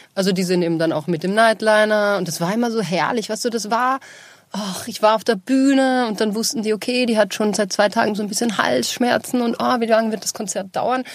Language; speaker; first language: German; native; German